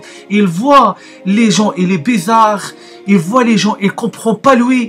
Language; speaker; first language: French; non-native, learner; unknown